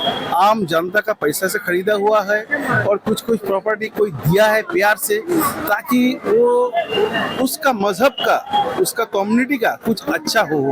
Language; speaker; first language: Hindi; non-native, local second language; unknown